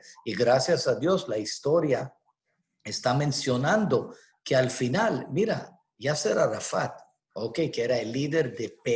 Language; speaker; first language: Spanish; non-native, fluent; Hebrew